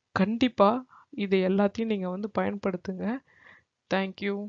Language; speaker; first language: Tamil; native; Tamil